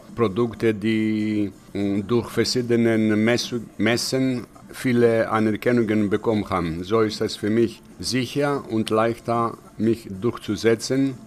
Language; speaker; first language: German; non-native, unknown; Greek